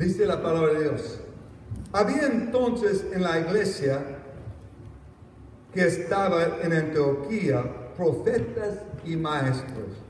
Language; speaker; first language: Spanish; non-native, fluent; English